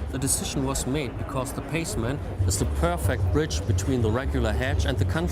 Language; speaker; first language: English; non-native, fluent; German